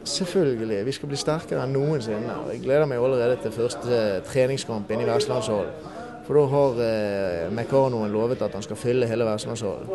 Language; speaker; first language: Norwegian; native; Norwegian